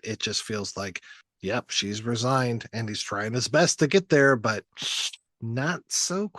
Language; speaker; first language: English; native; English